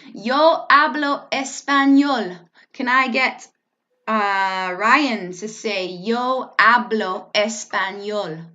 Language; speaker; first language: Spanish; non-native, learner; English